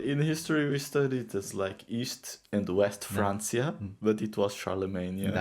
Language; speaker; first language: English; non-native, fluent; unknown